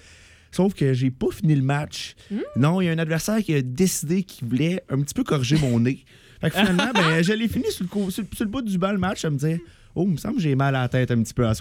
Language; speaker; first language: French; native; French